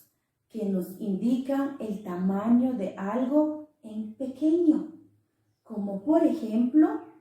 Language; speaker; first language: Spanish; non-native, local second language; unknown